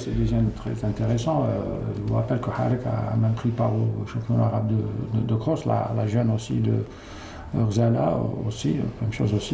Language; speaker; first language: French; non-native, local second language; Arabic